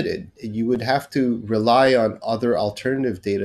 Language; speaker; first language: English; non-native, local second language; Korean